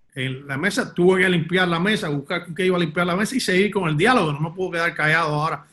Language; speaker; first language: Spanish; early bilingual, heritage; Spanish